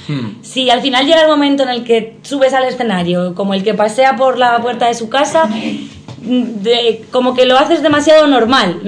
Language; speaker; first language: Spanish; native; Spanish